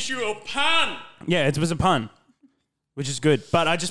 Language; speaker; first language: English; native; English